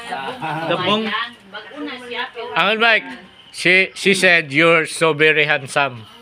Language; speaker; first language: English; non-native, learner; Cebuano